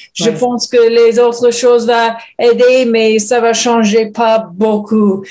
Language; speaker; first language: French; non-native, learner; English